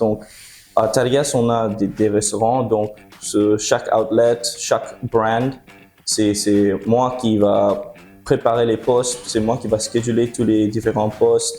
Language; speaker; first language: French; early bilingual, heritage; French